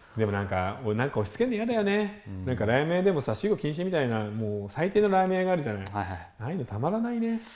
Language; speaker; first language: Japanese; native; Japanese